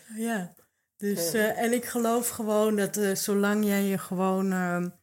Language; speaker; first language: Dutch; early bilingual, other home language; Arabic